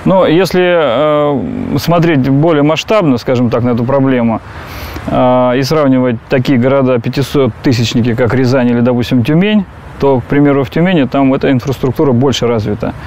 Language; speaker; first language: Russian; native; Russian